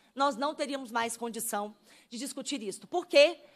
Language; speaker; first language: Portuguese; native; Portuguese